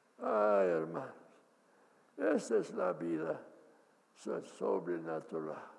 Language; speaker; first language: Spanish; non-native, fluent; English